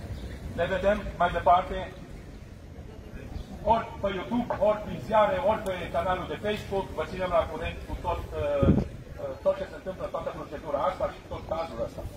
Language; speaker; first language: Romanian; native; Romanian